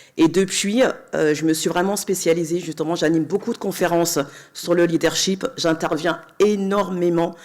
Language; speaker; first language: French; native; French